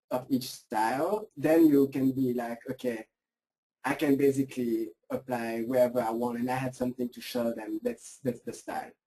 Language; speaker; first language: English; non-native, fluent; French